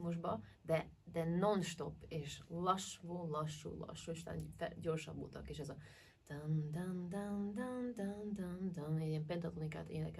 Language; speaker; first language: Hungarian; early bilingual, heritage; Hungarian